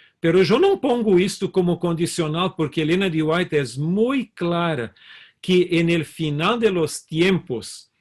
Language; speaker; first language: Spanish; non-native, fluent; Portuguese